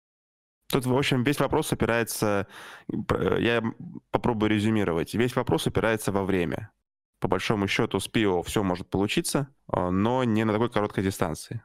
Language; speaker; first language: Russian; native; Russian